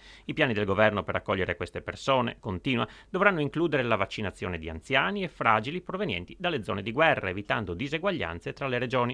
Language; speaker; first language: Italian; native; Italian